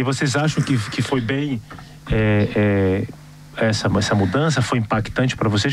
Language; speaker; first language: Portuguese; native; Portuguese